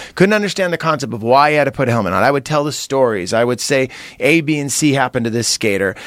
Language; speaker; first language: English; native; English